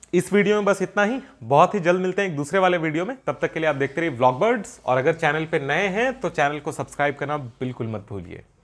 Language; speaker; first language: Hindi; native; Hindi